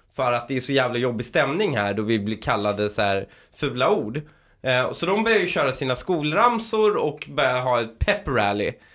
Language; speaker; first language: Swedish; early bilingual, other home language; Persian